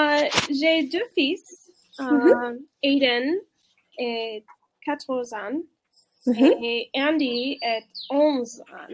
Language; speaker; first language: French; non-native, learner; English